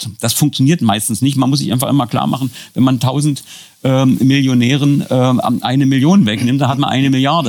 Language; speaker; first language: German; native; German